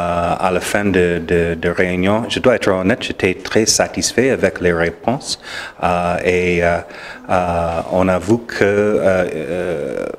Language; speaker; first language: French; non-native, learner; English